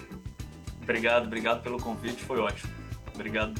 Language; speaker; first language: Portuguese; native; Portuguese